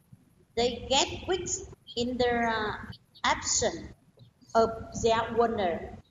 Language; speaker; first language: English; non-native, learner; Vietnamese